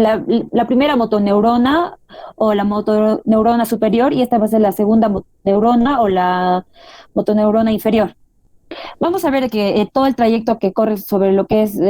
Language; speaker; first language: Spanish; native; Spanish